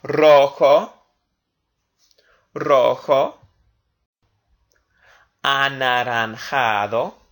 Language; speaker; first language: Spanish; non-native, fluent; English